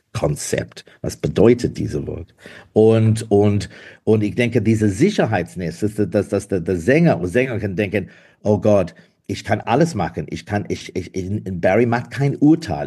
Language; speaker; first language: German; non-native, fluent; English